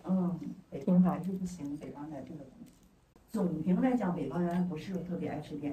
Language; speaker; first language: Chinese; native; Chinese